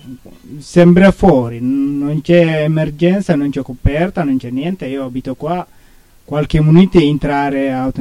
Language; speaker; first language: Italian; non-native, learner; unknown